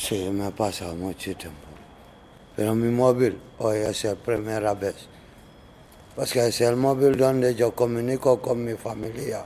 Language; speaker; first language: Spanish; non-native, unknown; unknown